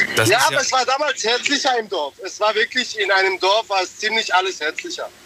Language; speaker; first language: German; native; German